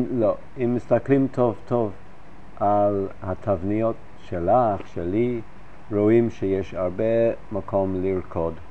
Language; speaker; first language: Hebrew; non-native, fluent; English